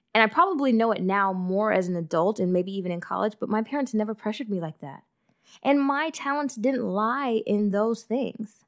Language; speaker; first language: English; early bilingual, other home language; Yoruba